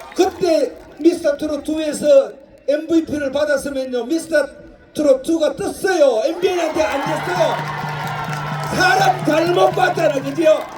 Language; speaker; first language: Korean; native; Korean